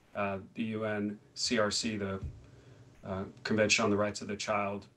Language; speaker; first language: English; native; English